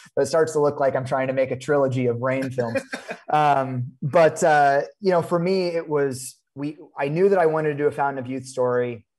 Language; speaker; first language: English; native; English